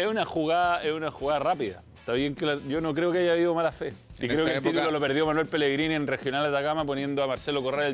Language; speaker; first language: Spanish; native; Spanish